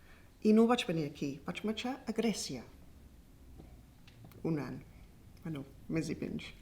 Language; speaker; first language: Catalan; non-native, fluent; English